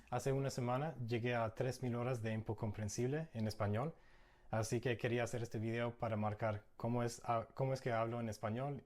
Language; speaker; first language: Spanish; non-native, fluent; English